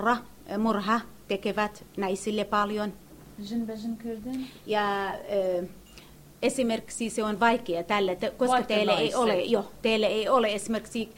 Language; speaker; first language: Finnish; non-native, learner; Kurdish